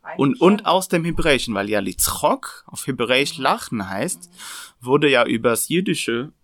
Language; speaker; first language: German; non-native, fluent; Hebrew